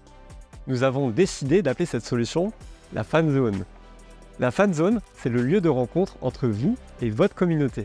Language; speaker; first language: French; native; French